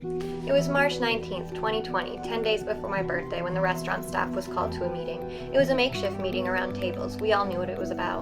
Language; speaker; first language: English; native; English